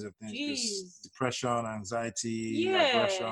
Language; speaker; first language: English; non-native, local second language; Yoruba